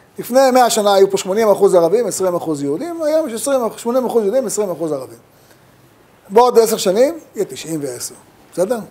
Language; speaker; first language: Hebrew; native; Hebrew